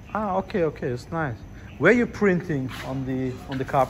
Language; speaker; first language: English; non-native, fluent; German